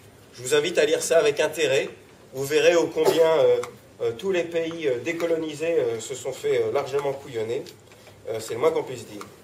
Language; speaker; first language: French; native; French